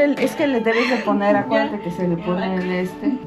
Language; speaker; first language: Spanish; native; Spanish